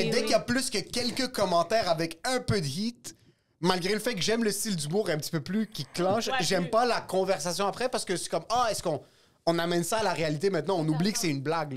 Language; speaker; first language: French; native; French